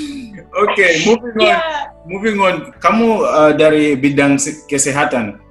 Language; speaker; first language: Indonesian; non-native, fluent; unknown